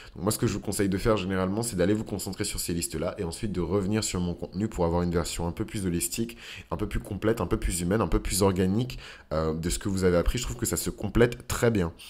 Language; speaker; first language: French; native; French